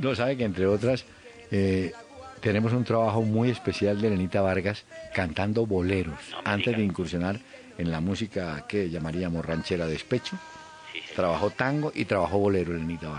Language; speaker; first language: Spanish; native; Spanish